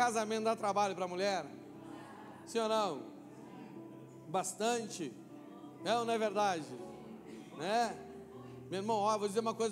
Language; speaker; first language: Portuguese; native; Portuguese